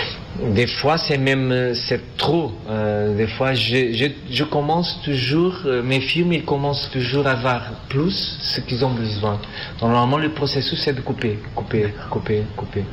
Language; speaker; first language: French; non-native, fluent; Portuguese